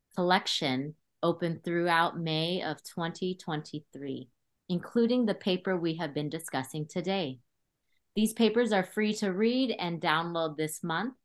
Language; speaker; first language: English; early bilingual, other home language; Khmer